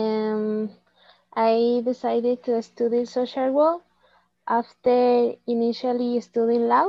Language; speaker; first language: English; non-native, fluent; Spanish